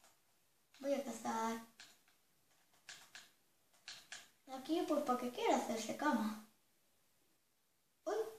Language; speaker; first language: Spanish; native; Spanish